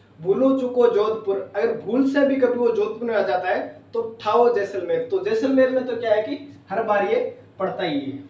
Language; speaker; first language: Hindi; native; Hindi